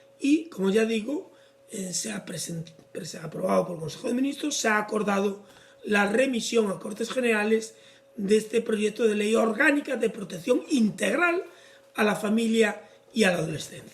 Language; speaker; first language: Spanish; native; Spanish